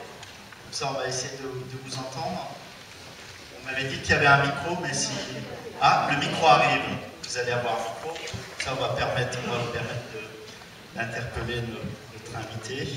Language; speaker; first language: French; native; French